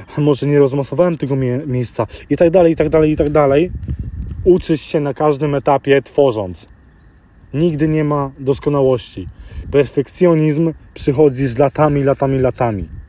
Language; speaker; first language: Polish; early bilingual, heritage; Polish